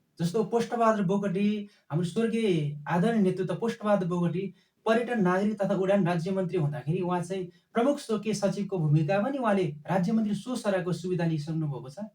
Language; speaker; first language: Nepali; non-native, local second language; Eastern Tamang